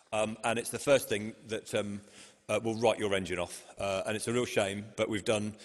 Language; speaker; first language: English; native; English